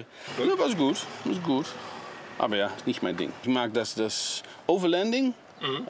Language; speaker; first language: German; non-native, learner; Dutch